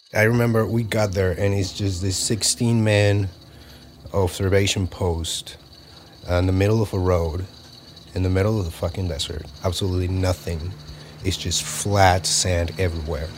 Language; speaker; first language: English; early bilingual, other home language; Spanish